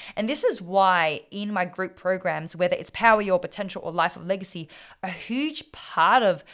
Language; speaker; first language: English; non-native, local second language; Vietnamese